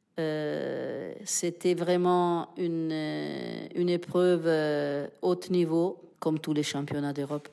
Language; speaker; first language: French; non-native, fluent; Italian